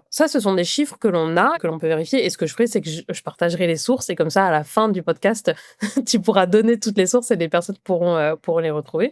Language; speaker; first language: French; native; French